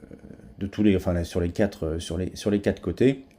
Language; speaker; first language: French; native; French